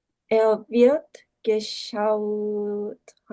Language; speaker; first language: German; non-native, learner; Korean